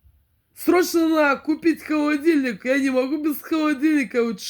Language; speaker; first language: Russian; native; Russian